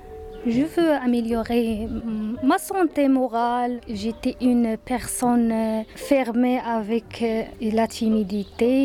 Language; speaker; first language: French; non-native, learner; Berber languages